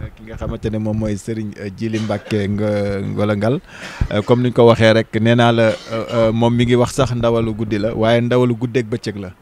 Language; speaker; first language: Wolof; native; Wolof